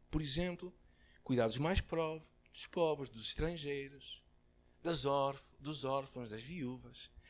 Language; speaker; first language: Portuguese; native; Portuguese